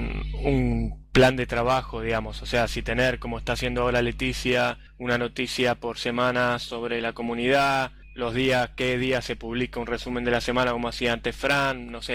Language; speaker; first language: Spanish; native; Spanish